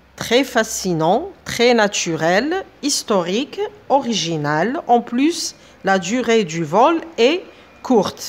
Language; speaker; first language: French; non-native, local second language; Arabic